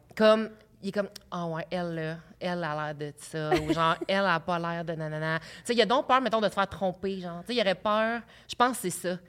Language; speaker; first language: French; native; French